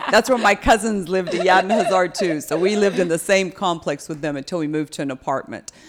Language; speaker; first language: English; native; English